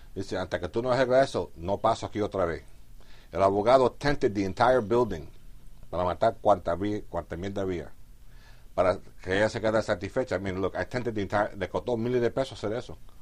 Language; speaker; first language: Spanish; early bilingual, heritage; Spanish